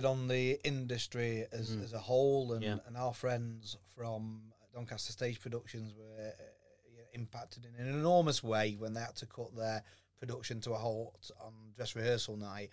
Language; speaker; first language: English; native; English